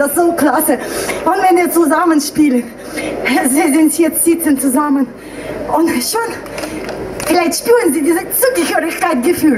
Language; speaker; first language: German; non-native, learner; Russian